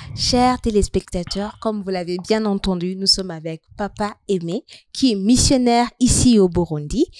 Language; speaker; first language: French; non-native, local second language; Rundi